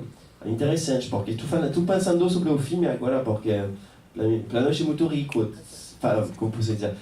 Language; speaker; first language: Portuguese; non-native, fluent; French